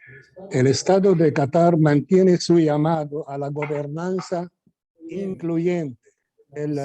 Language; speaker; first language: Spanish; non-native, fluent; Arabic